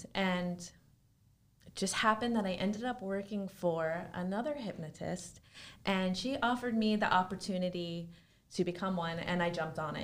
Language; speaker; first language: English; native; English